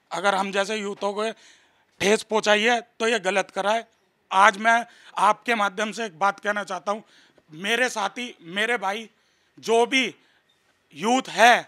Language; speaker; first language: Hindi; native; Hindi